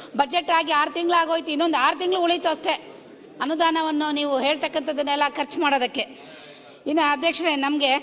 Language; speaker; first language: Kannada; native; Kannada